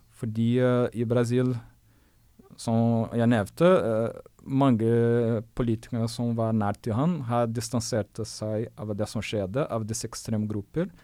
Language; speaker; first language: Norwegian; non-native, fluent; Portuguese